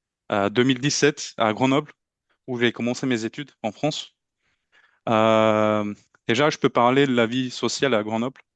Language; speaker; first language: French; non-native, fluent; Turkish